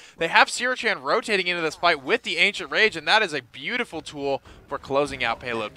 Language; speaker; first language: English; native; English